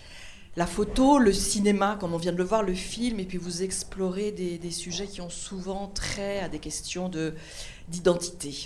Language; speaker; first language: French; native; French